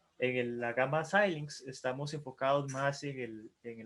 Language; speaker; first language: Spanish; native; Spanish